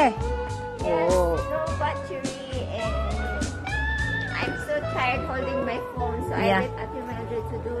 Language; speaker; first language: English; non-native, local second language; Filipino